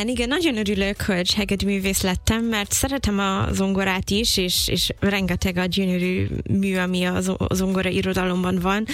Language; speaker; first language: Hungarian; non-native, fluent; English